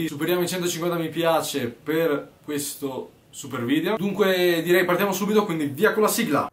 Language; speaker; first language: Italian; native; Italian